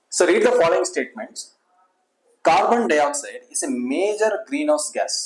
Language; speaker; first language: English; non-native, local second language; Kannada